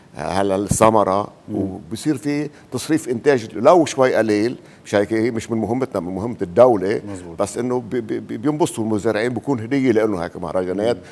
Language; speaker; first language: Arabic; native; Arabic